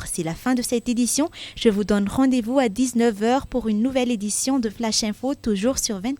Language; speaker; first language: French; non-native, local second language; Malagasy